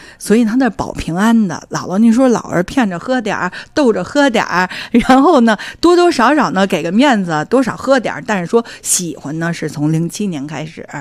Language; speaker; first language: Chinese; native; Chinese